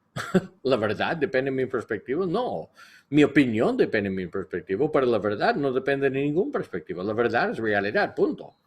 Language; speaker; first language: Spanish; non-native, learner; English